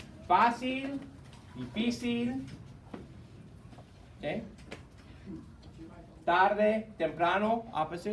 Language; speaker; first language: Spanish; non-native, fluent; English